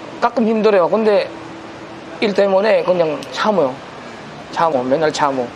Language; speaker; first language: Korean; non-native, learner; Filipino